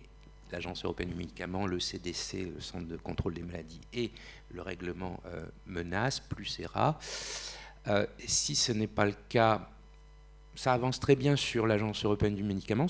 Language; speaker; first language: French; native; French